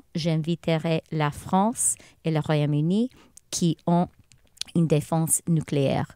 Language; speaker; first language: French; non-native, local second language; English